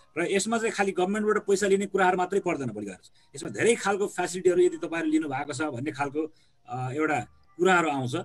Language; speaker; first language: Nepali; native; Nepali